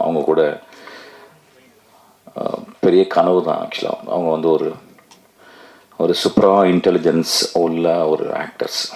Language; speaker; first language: Tamil; native; Tamil